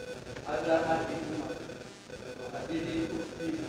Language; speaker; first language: Arabic; non-native, learner; Indonesian